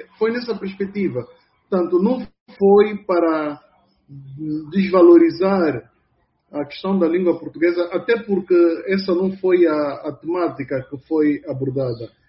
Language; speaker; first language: Portuguese; non-native, local second language; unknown